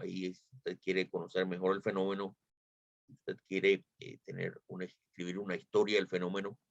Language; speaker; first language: Spanish; native; Spanish